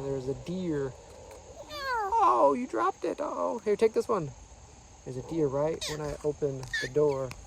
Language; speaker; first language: English; native; English